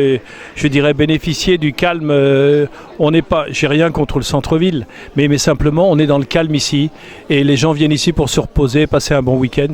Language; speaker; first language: French; native; French